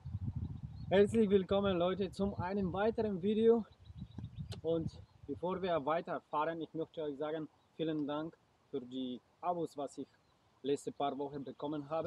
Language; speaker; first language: German; non-native, learner; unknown